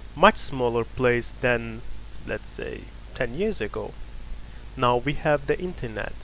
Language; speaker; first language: English; non-native, fluent; Turkish